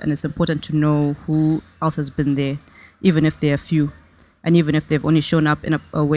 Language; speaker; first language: English; native; English